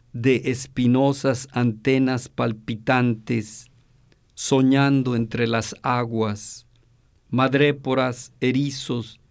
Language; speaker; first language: English; non-native, fluent; Spanish